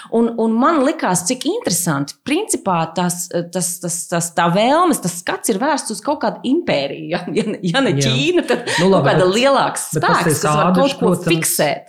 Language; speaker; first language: Latvian; native; Latvian